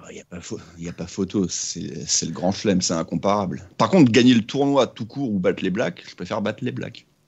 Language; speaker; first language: French; native; French